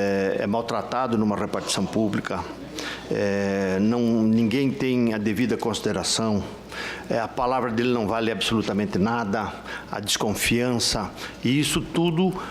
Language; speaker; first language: Portuguese; native; Portuguese